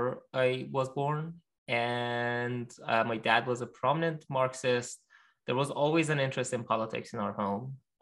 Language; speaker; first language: English; non-native, fluent; Persian